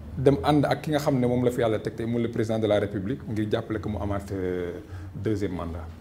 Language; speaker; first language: Wolof; native; Wolof